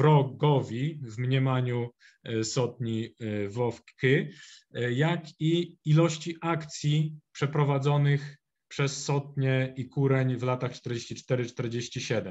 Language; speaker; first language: Polish; native; Polish